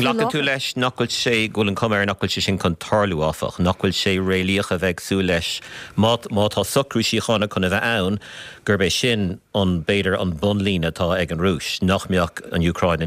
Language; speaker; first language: Irish; native; Irish